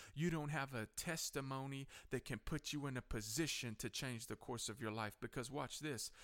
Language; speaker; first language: English; native; English